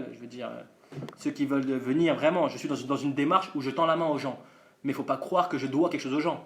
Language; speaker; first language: French; native; French